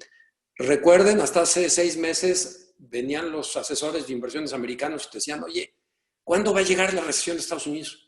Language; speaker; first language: Spanish; native; Spanish